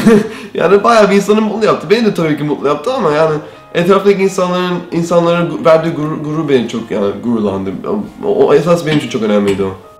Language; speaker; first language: Turkish; early bilingual, heritage; Turkish